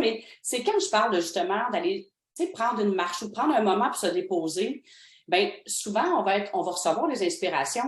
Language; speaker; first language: French; native; French